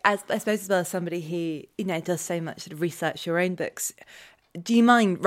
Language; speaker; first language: English; native; English